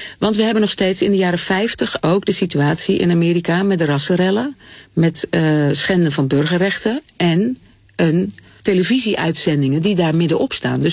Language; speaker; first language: Dutch; native; Dutch